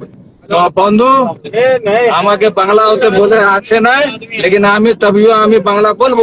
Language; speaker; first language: Bangla; non-native, learner; Hindi